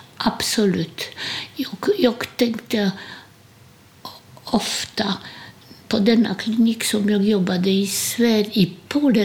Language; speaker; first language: Swedish; non-native, fluent; Polish